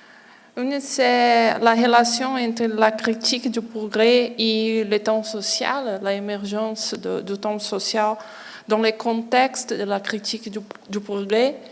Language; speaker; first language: French; non-native, fluent; Portuguese